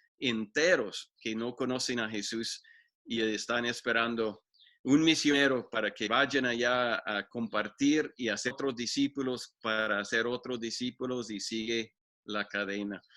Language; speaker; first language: Spanish; non-native, fluent; English